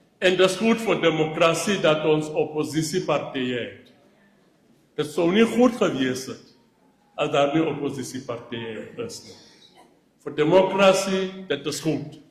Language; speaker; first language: Afrikaans; non-native, local second language; Xhosa